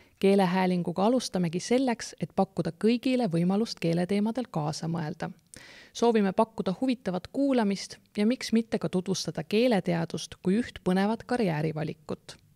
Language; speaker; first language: Estonian; native; Estonian